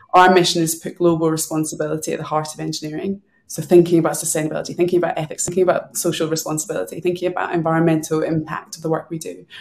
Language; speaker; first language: English; native; English